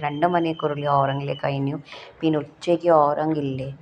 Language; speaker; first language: Malayalam; non-native, learner; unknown